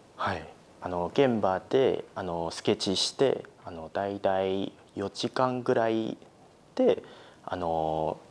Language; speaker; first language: Japanese; non-native, fluent; Chinese